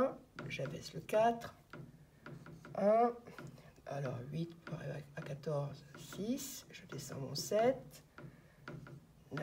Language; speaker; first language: French; native; French